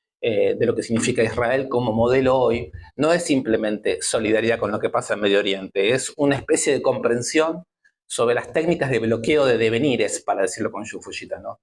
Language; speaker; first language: Spanish; native; Spanish